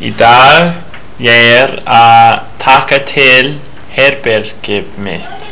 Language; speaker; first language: Icelandic; non-native, learner; English